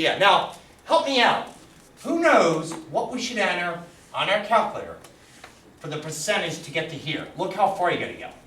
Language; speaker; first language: English; native; English